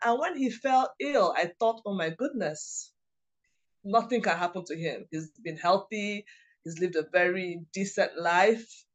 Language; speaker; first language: English; non-native, local second language; Igbo